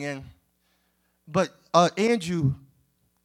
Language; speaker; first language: English; native; English